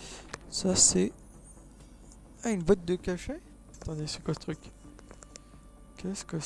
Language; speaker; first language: French; native; French